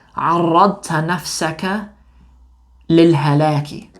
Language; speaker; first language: Arabic; non-native, fluent; English